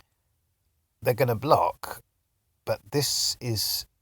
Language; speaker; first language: English; native; English